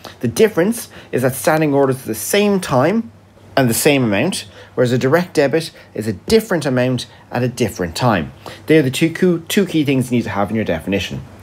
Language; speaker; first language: English; native; English